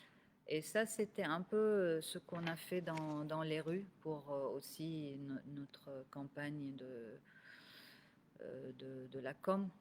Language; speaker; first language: French; non-native, local second language; Arabic